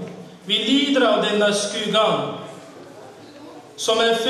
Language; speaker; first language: Swedish; non-native, fluent; Uyghur